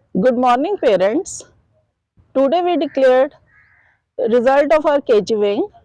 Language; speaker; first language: English; non-native, local second language; Punjabi